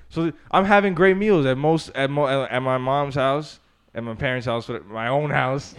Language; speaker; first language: English; early bilingual, other home language; Spanish